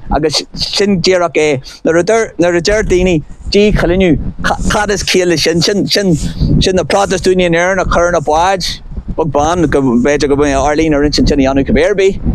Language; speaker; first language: Irish; non-native, local second language; English